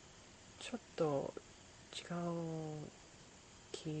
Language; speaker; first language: Japanese; non-native, learner; English